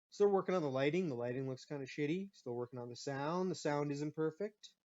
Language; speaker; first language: English; native; English